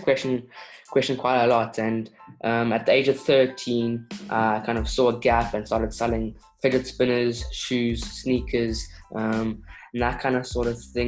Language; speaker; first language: English; native; English